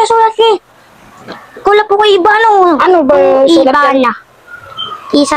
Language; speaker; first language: Filipino; native; Filipino